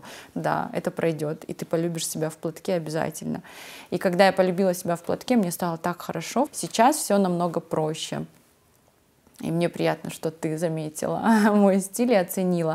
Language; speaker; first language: Russian; non-native, local second language; Ossetic